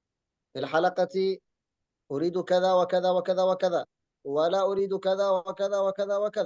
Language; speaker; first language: Arabic; native; Arabic